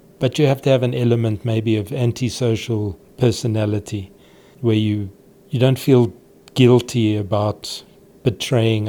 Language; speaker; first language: English; native; English